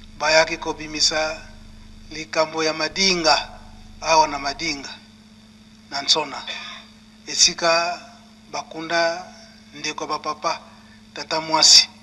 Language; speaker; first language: Lingala; non-native, local second language; Kongo